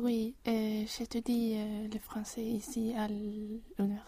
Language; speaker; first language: French; non-native, learner; Swedish